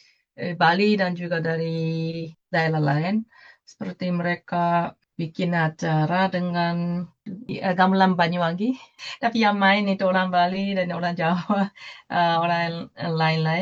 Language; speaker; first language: Indonesian; non-native, fluent; Japanese